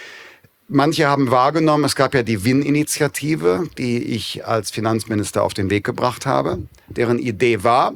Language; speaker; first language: German; native; German